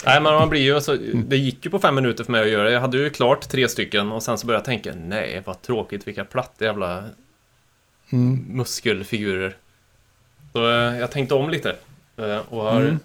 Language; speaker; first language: Swedish; native; Swedish